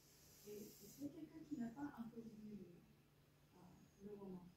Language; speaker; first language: French; non-native, fluent; Bulgarian